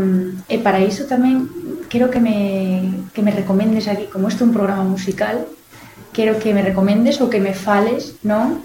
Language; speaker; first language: Galician; native; Galician